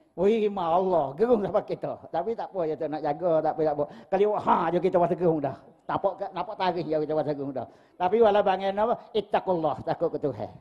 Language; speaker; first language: Malay; native; Malay